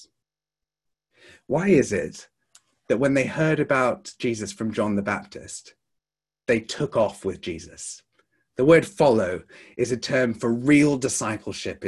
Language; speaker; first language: English; native; English